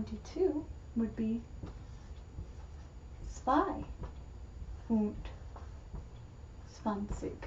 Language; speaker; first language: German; non-native, learner; English